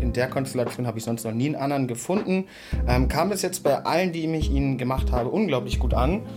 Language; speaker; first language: German; native; German